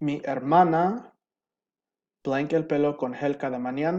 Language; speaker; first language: Spanish; non-native, fluent; English